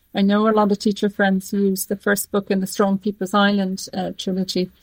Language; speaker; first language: English; native; English